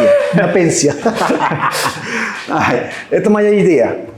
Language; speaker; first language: Russian; non-native, learner; Spanish